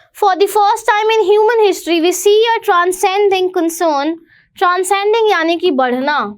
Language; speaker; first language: Hindi; native; Hindi